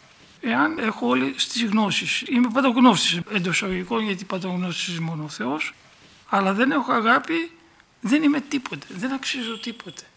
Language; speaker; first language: Greek; native; Greek